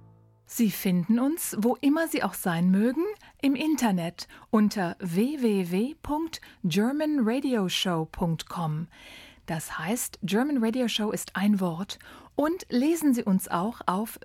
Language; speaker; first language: German; native; German